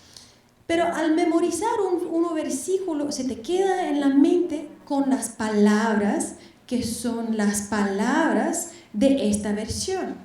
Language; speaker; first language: Spanish; non-native, fluent; Bulgarian